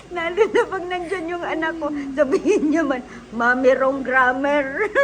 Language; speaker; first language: Filipino; non-native, local second language; Hiligaynon